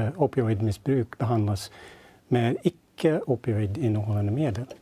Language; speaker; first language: Swedish; non-native, fluent; English